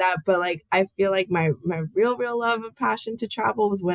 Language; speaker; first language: English; native; English